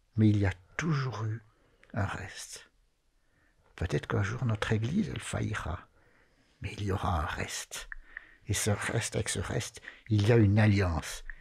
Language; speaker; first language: French; native; French